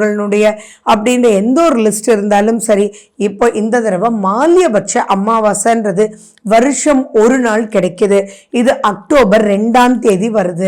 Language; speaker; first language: Tamil; native; Tamil